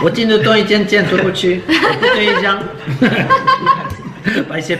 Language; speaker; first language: Chinese; non-native, learner; French